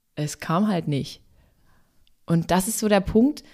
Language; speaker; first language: German; native; German